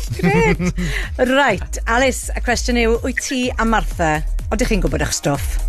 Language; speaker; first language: Welsh; native; Welsh